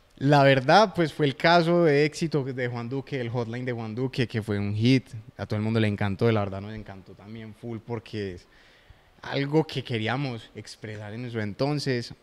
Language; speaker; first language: Spanish; native; Spanish